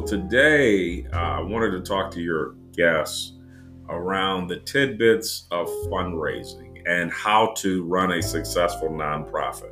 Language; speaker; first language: English; native; English